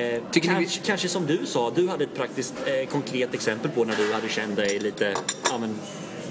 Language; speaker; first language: Swedish; native; Swedish